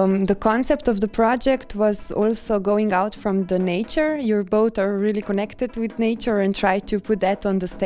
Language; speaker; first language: English; non-native, fluent; Slovenian